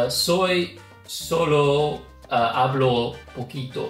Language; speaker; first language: Spanish; non-native, learner; English